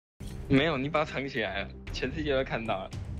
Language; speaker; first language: Chinese; native; Chinese